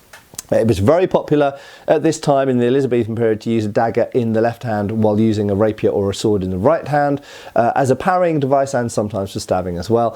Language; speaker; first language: English; native; English